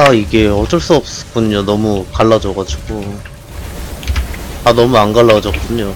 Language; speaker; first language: Korean; native; Korean